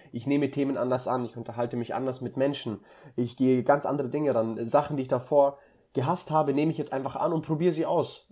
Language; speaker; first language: German; early bilingual, other home language; Russian